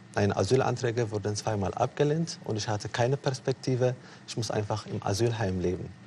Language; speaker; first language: German; non-native, fluent; Tigrinya